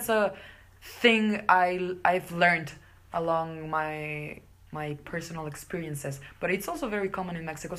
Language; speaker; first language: English; non-native, fluent; Spanish